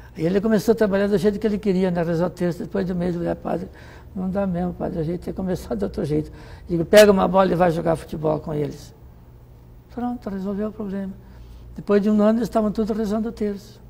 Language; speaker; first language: Portuguese; native; Portuguese